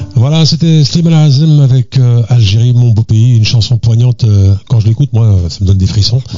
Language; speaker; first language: French; native; French